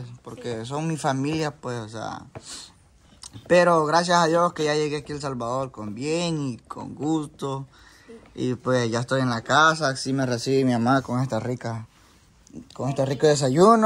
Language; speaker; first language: Spanish; native; Spanish